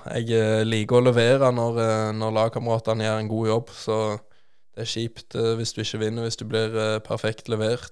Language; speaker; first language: Norwegian; native; Norwegian